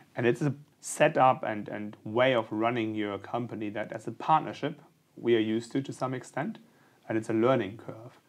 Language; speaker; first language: English; non-native, fluent; German